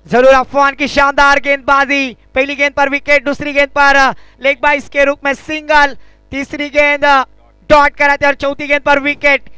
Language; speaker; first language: Hindi; non-native, local second language; Marathi